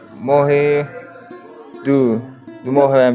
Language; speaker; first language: Persian; non-native, learner; Uzbek